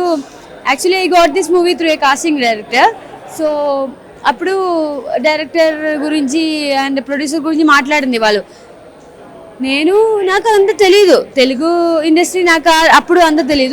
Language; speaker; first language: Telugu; non-native, learner; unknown